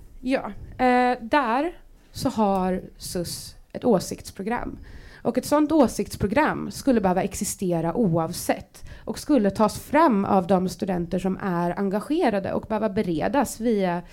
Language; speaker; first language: Swedish; native; Swedish